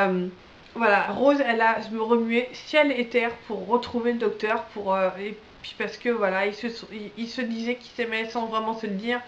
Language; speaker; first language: French; native; French